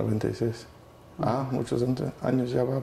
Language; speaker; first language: Spanish; non-native, fluent; English